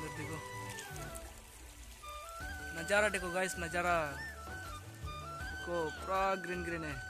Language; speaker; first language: Hindi; non-native, local second language; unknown